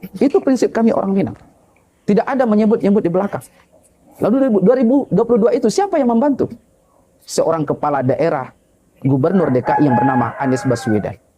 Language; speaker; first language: Indonesian; non-native, local second language; Minangkabau